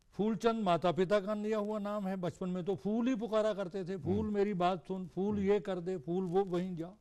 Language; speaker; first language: Hindi; non-native, local second language; Punjabi